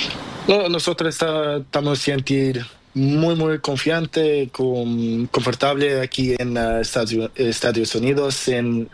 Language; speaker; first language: Spanish; non-native, learner; Portuguese